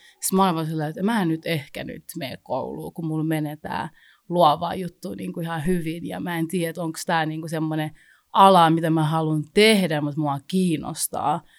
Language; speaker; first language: Finnish; early bilingual, other home language; Kinyarwanda